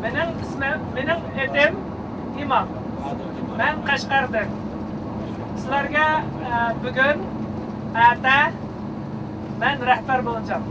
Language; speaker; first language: Turkish; non-native, learner; Uyghur